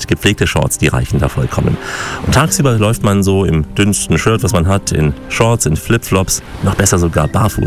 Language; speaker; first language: German; native; German